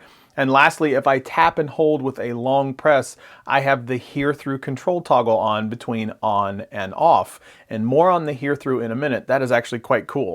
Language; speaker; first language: English; native; English